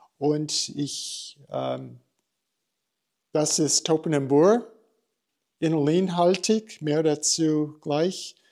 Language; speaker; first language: German; non-native, fluent; English